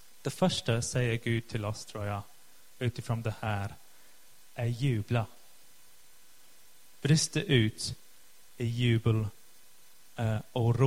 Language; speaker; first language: Swedish; non-native, fluent; English